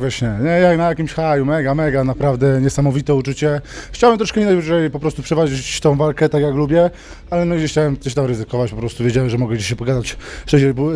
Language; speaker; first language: Polish; native; Polish